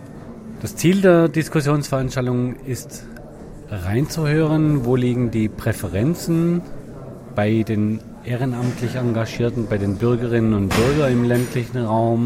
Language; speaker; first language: German; native; German